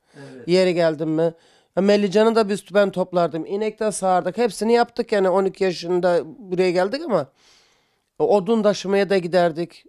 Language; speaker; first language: Turkish; native; Turkish